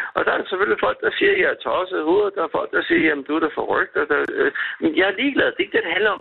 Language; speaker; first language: Danish; native; Danish